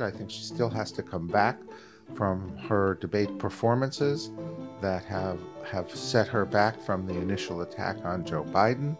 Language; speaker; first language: English; native; English